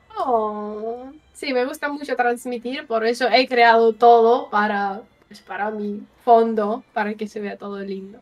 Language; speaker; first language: Spanish; non-native, fluent; Russian